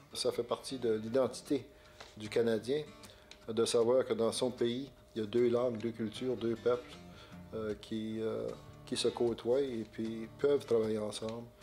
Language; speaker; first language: French; native; French